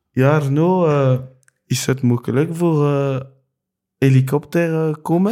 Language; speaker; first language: Dutch; non-native, local second language; French